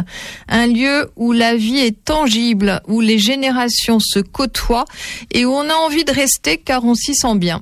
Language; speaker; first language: French; native; French